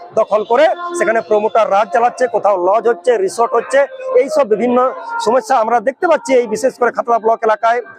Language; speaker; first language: Bangla; non-native, local second language; Santali